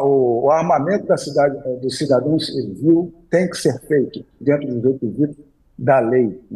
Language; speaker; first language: Portuguese; native; Portuguese